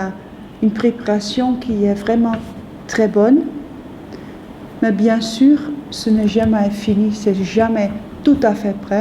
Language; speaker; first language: French; non-native, fluent; Dutch